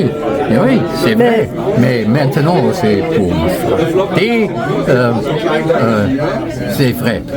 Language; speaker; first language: French; non-native, fluent; German